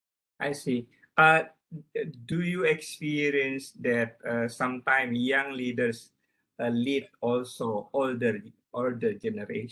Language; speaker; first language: English; non-native, learner; Indonesian